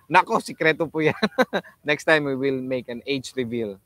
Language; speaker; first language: English; non-native, local second language; Filipino